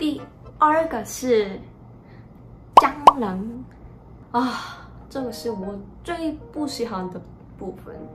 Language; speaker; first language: Chinese; non-native, learner; Korean